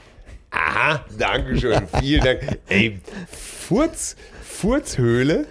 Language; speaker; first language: German; native; German